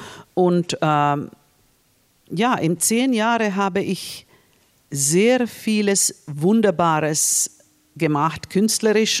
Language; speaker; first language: German; non-native, fluent; Finnish